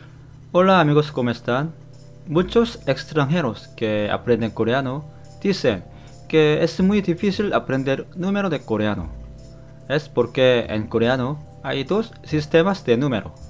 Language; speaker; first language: Spanish; non-native, fluent; Korean